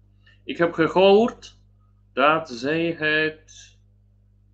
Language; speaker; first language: Dutch; non-native, learner; Polish